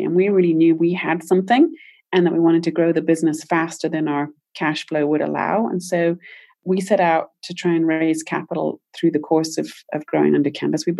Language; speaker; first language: English; native; English